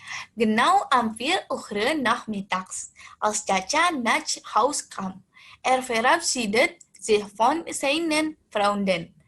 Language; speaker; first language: German; non-native, learner; Indonesian